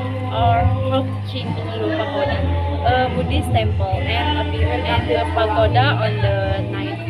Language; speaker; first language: English; non-native, learner; Indonesian